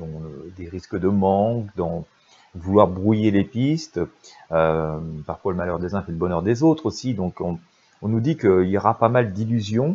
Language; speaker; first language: French; native; French